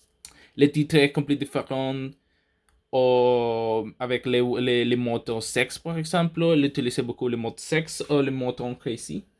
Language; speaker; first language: French; non-native, learner; Spanish